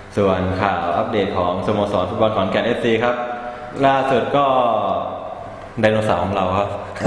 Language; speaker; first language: Thai; native; Thai